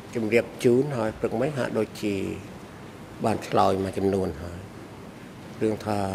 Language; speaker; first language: Khmer; native; Khmer